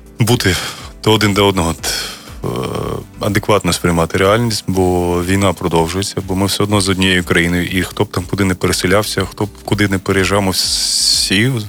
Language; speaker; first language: Ukrainian; native; Ukrainian